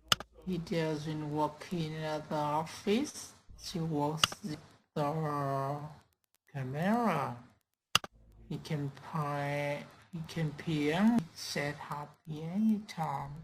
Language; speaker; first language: English; non-native, learner; Vietnamese